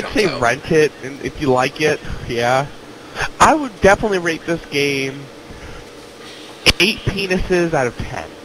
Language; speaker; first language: English; native; English